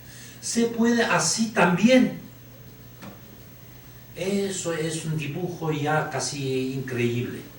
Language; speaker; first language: Spanish; non-native, learner; Chinese